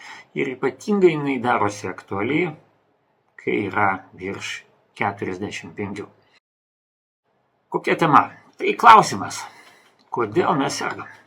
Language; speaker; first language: Lithuanian; non-native, local second language; Russian